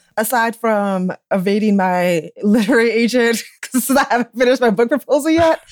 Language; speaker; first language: English; early bilingual, other home language; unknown